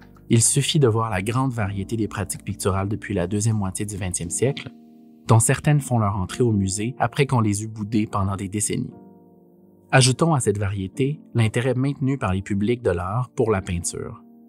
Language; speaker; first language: French; native; French